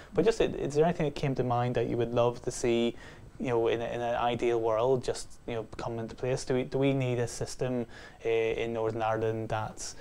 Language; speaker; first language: English; native; English